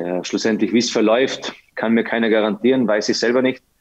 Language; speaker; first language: German; native; German